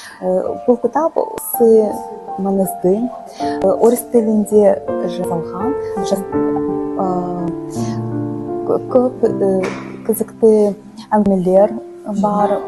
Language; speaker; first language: Kazakh; non-native, learner; Russian